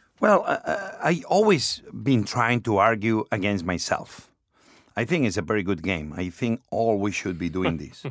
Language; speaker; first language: English; non-native, fluent; Spanish